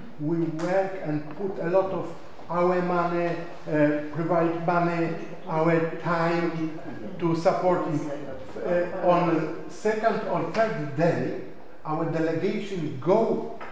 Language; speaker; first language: English; non-native, learner; Polish